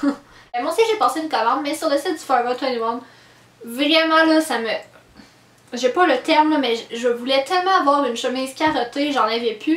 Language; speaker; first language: French; native; French